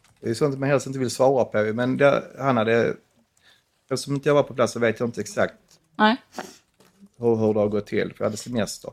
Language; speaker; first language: Swedish; native; Swedish